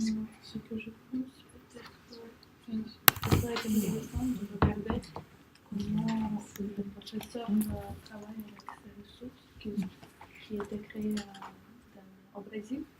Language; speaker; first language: French; non-native, fluent; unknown